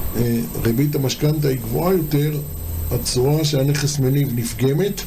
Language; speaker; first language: Hebrew; native; Hebrew